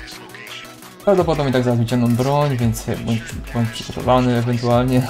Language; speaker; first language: Polish; native; Polish